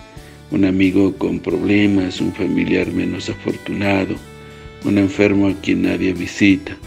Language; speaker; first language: Spanish; native; Spanish